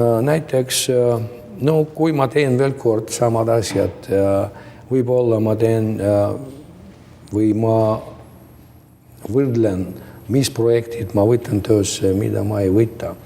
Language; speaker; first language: Estonian; non-native, local second language; Russian